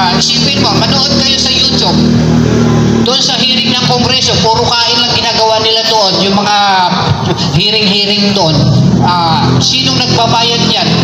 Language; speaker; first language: Filipino; non-native, local second language; Cebuano